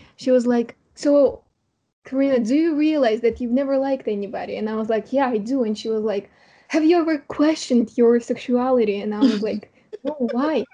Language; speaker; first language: English; non-native, fluent; Kazakh